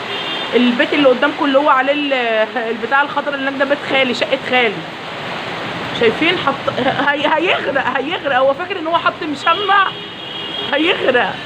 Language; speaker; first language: Arabic; native; Arabic